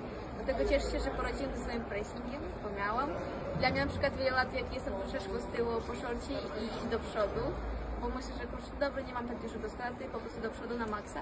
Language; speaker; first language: Polish; non-native, fluent; Russian